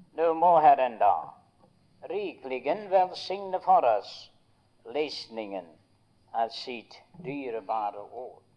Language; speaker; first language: Norwegian; early bilingual, heritage; Norwegian